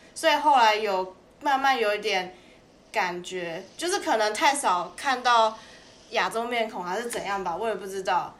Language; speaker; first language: Chinese; native; Chinese